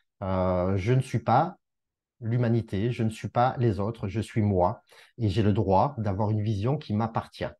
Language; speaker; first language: French; native; French